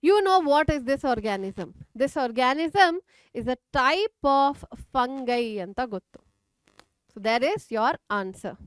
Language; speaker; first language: English; non-native, local second language; Kannada